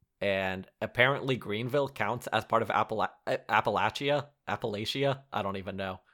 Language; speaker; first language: English; early bilingual, other home language; Arabic